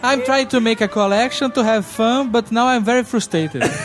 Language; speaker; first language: English; non-native, learner; Portuguese